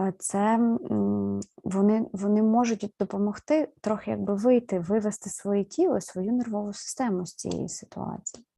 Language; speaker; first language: Ukrainian; native; Ukrainian